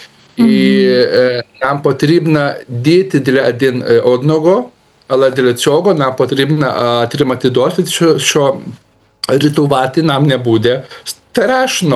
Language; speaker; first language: Ukrainian; non-native, learner; Lithuanian